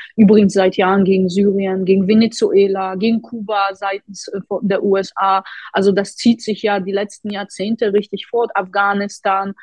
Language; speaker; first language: German; non-native, fluent; Polish